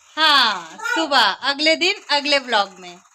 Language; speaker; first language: Hindi; native; Hindi